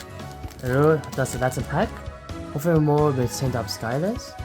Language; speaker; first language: German; non-native, local second language; Luxembourgish